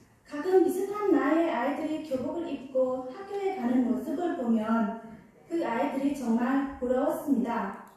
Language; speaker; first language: Korean; non-native, fluent; Khmer